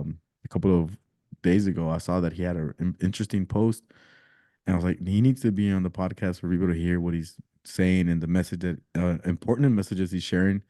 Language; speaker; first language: English; early bilingual, other home language; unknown